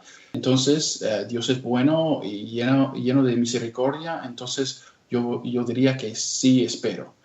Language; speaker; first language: Spanish; non-native, fluent; English